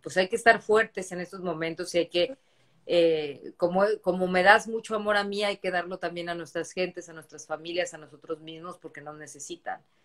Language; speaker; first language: Spanish; native; Spanish